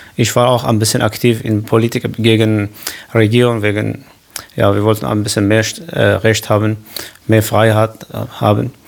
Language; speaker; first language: German; non-native, learner; Kurdish